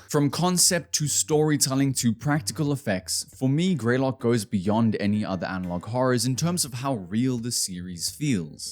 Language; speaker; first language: English; native; English